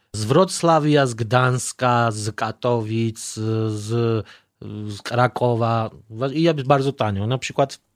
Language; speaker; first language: Polish; non-native, fluent; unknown